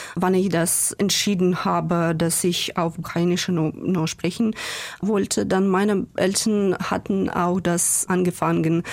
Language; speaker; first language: German; non-native, fluent; Ukrainian